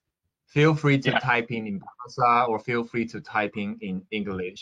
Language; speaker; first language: English; non-native, fluent; Chinese